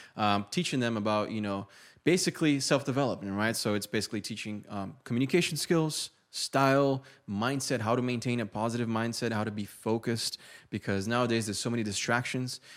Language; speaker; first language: English; non-native, fluent; Portuguese